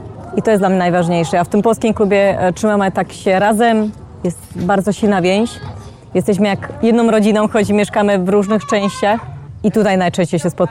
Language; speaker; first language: Polish; early bilingual, heritage; Polish